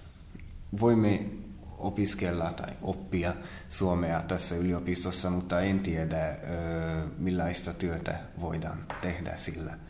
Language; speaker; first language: Finnish; non-native, fluent; Hungarian